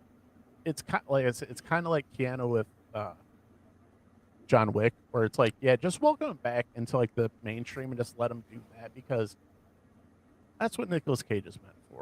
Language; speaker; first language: English; native; English